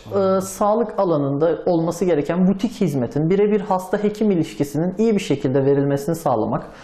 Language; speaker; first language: Turkish; native; Turkish